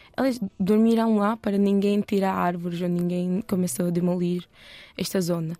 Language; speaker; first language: Portuguese; non-native, learner; Turkish